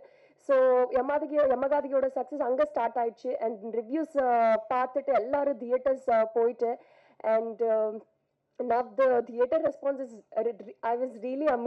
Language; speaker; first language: Tamil; non-native, fluent; Telugu